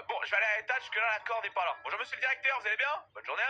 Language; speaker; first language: French; native; French